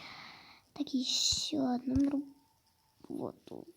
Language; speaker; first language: Russian; non-native, local second language; Kazakh